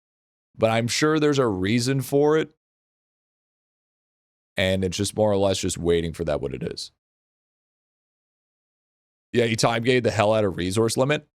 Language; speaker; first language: English; native; English